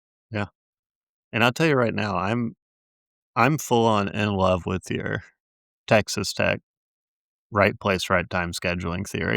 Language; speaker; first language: English; native; English